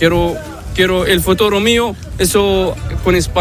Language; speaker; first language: Spanish; non-native, learner; Arabic